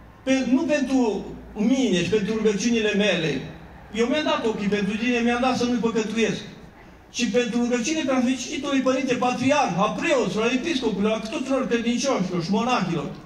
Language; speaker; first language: Romanian; native; Romanian